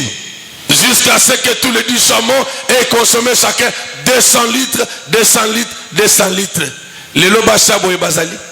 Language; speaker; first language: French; non-native, local second language; Lingala